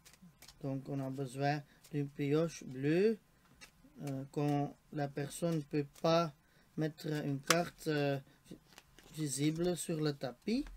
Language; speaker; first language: French; non-native, local second language; Dutch